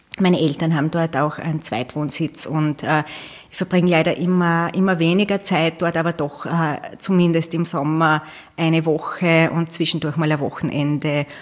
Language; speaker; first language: German; native; German